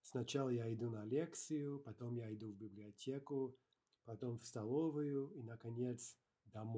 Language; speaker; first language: Russian; non-native, fluent; English